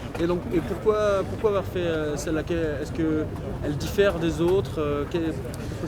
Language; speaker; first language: French; native; French